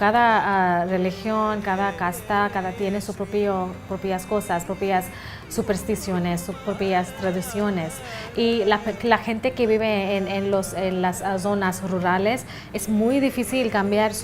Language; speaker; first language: Spanish; non-native, fluent; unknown